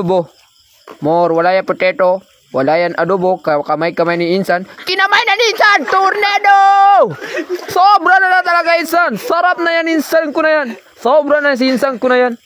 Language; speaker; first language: Filipino; non-native, local second language; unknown